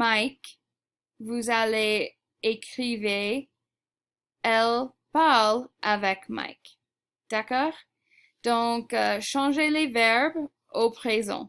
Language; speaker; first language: French; non-native, fluent; English